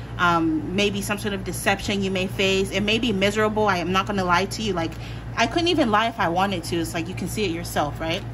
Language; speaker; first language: English; native; English